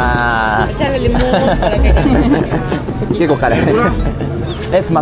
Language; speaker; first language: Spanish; non-native, learner; Japanese